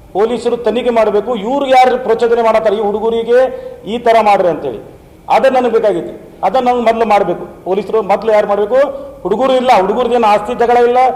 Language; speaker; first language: Kannada; non-native, local second language; Urdu